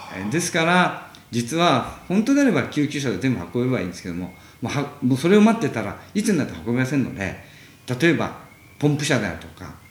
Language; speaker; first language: Japanese; native; Japanese